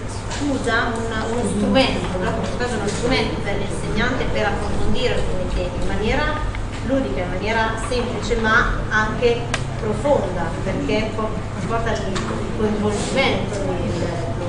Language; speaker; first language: Italian; native; Italian